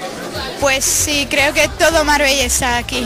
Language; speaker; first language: Spanish; early bilingual, other home language; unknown